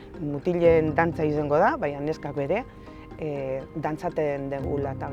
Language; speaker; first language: Basque; native; Basque